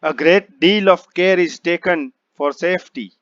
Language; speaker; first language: English; non-native, local second language; Gujarati